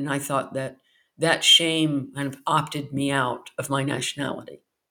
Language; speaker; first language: English; native; English